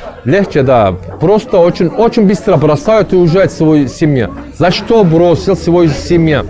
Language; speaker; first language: Russian; non-native, learner; Turkish